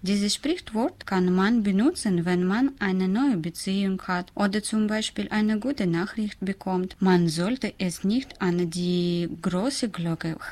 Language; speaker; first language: German; non-native, learner; Russian